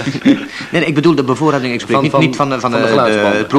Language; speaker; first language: Dutch; native; Dutch